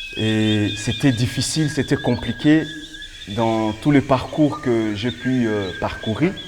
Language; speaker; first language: French; non-native, local second language; Lingala